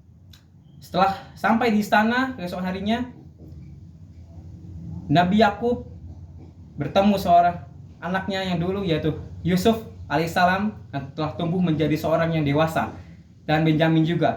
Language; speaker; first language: Indonesian; native; Indonesian